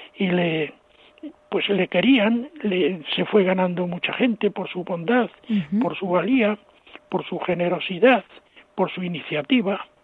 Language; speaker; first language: Spanish; native; Spanish